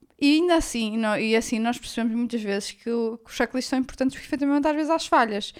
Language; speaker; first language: Portuguese; native; Portuguese